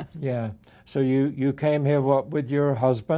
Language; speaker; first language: English; native; English